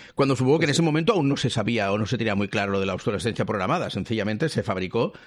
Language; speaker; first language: Spanish; native; Spanish